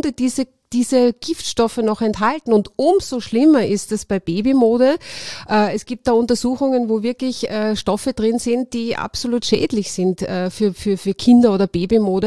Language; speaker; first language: German; native; German